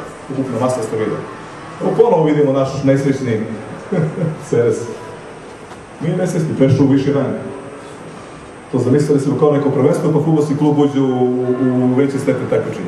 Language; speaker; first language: Serbian; native; Serbian